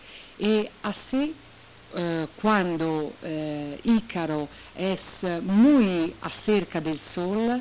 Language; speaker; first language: Spanish; non-native, learner; Italian